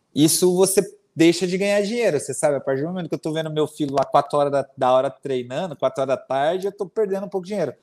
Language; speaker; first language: Portuguese; native; Portuguese